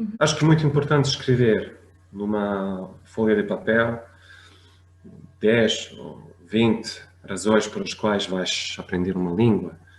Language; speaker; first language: Portuguese; non-native, fluent; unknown